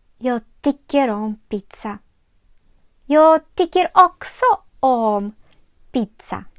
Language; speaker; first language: Swedish; non-native, fluent; Ukrainian